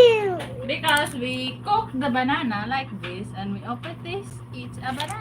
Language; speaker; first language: English; non-native, local second language; Cebuano